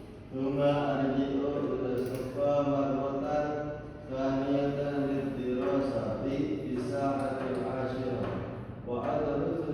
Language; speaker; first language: Arabic; non-native, learner; Indonesian